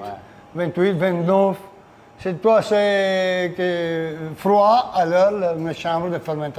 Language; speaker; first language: French; non-native, learner; Italian